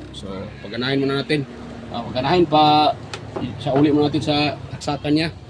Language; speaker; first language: Filipino; non-native, local second language; Cebuano